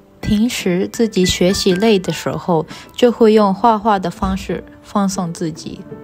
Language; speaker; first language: Chinese; non-native, fluent; Japanese